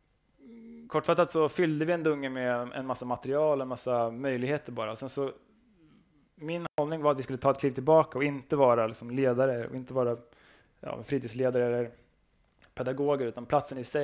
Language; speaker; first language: Swedish; native; Swedish